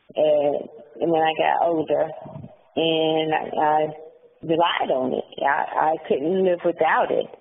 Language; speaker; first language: English; native; English